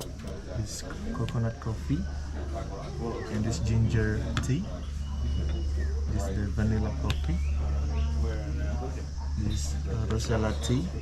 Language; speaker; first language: English; non-native, local second language; Indonesian